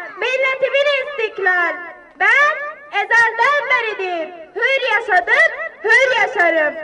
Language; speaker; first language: Turkish; early bilingual, other home language; Arabic